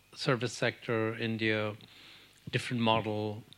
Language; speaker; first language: English; non-native, local second language; Urdu